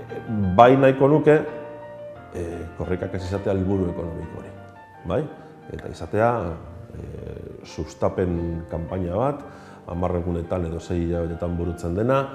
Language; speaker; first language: Basque; native; Basque